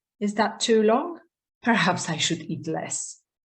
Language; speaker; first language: English; non-native, fluent; Polish